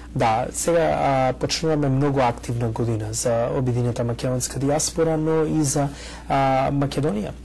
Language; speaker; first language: Macedonian; early bilingual, heritage; Macedonian